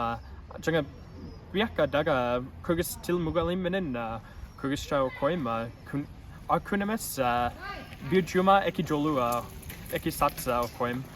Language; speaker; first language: Kyrgyz; non-native, learner; English